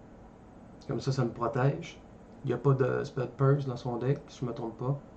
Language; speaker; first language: French; native; French